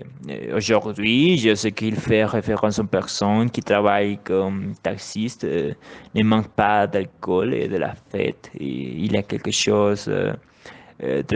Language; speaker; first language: French; non-native, learner; Spanish